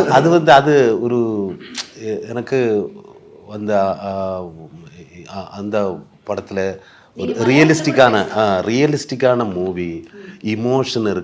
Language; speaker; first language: Tamil; non-native, learner; Malayalam